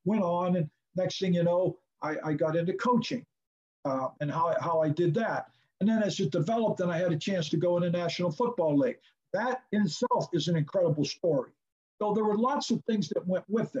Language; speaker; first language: English; native; English